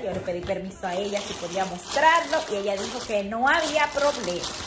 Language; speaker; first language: Spanish; native; Spanish